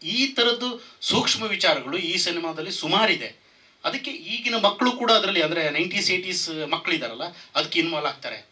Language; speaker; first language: Kannada; native; Kannada